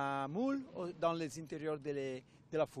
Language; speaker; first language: French; non-native, fluent; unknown